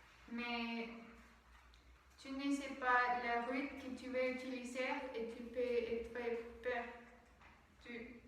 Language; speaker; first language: French; non-native, learner; Spanish